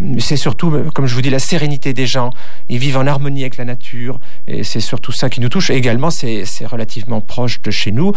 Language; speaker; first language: French; native; French